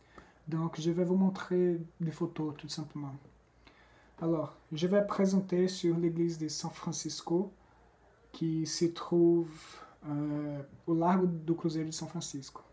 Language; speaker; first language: French; non-native, fluent; Portuguese